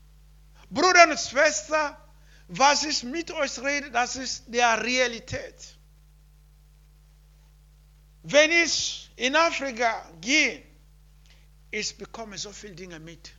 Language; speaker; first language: German; non-native, learner; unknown